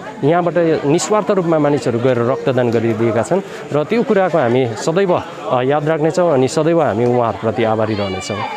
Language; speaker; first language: Nepali; native; Nepali